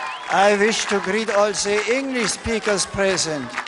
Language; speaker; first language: English; non-native, fluent; German